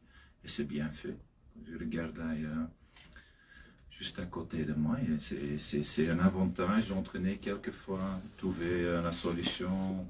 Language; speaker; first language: French; non-native, fluent; Dutch